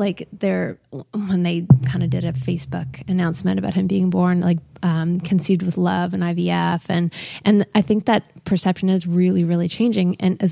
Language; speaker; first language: English; native; English